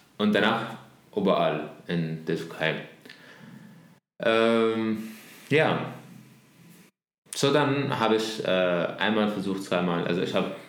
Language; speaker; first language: German; non-native, learner; Arabic